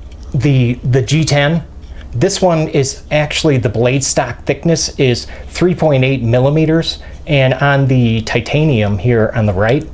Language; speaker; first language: English; native; English